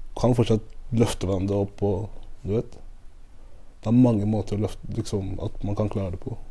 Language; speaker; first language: Norwegian; native; Norwegian